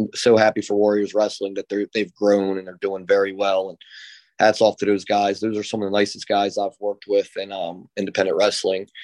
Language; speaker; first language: English; native; English